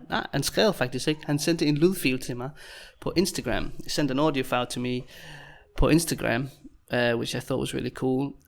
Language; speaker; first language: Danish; native; Danish